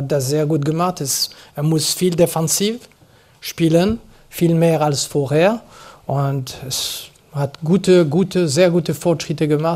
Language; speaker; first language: German; non-native, local second language; French